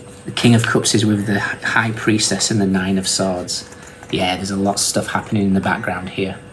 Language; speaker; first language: English; native; English